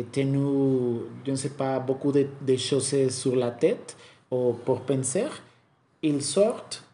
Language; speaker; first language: French; non-native, learner; Spanish